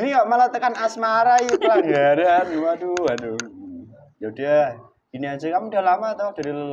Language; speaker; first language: Indonesian; native; Indonesian